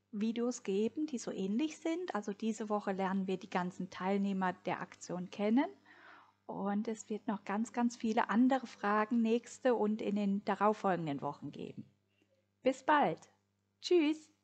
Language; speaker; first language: German; native; German